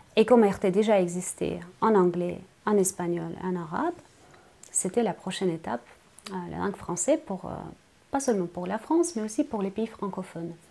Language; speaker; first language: French; non-native, fluent; Russian